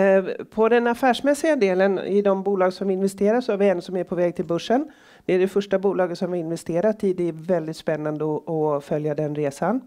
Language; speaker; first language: Swedish; native; Swedish